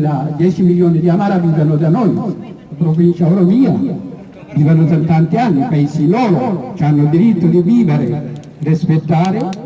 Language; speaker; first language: Italian; non-native, learner; Oromo